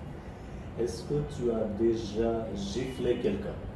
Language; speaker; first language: French; non-native, fluent; Bangla